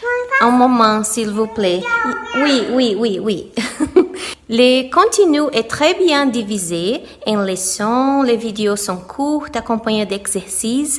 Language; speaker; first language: French; non-native, learner; Portuguese